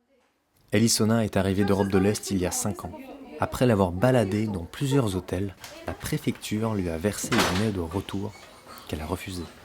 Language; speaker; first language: French; native; French